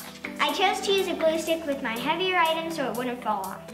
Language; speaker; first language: English; native; English